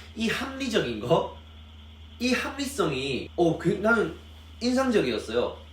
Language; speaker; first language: Korean; native; Korean